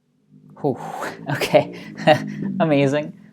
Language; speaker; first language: English; native; English